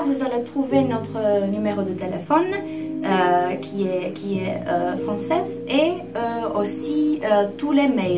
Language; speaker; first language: French; non-native, fluent; Czech